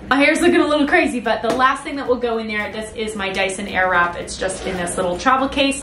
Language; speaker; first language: English; native; English